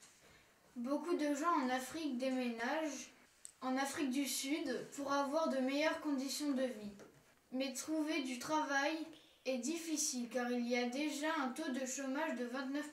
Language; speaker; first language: French; non-native, learner; German